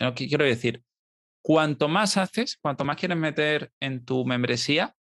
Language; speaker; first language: Spanish; native; Spanish